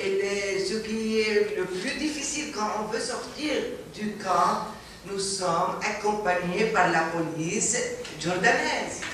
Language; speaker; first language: French; non-native, fluent; Arabic